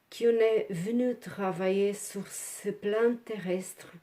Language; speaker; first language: French; non-native, learner; Portuguese